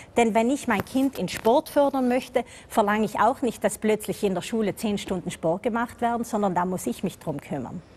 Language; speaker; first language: German; native; German